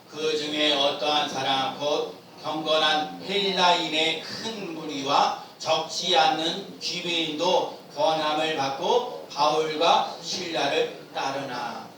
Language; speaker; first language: Korean; native; Korean